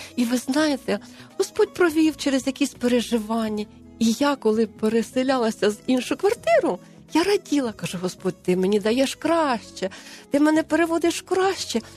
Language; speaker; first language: Ukrainian; native; Ukrainian